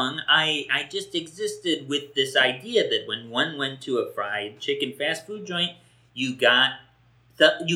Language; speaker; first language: English; native; English